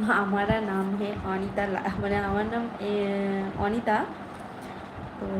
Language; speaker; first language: Hindi; non-native, local second language; Bangla